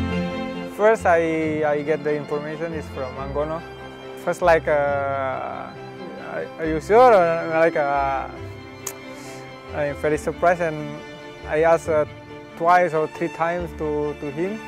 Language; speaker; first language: English; non-native, learner; Indonesian